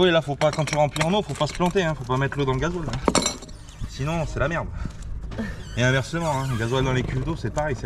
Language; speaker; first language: French; native; French